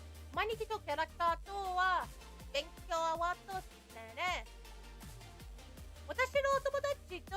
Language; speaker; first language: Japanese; non-native, learner; English